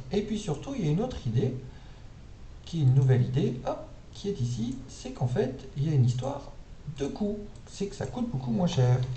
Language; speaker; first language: French; native; French